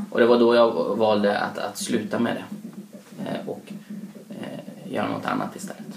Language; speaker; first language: Swedish; early bilingual, other home language; Persian